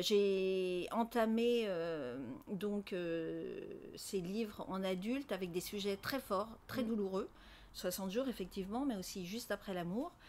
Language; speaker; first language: French; native; French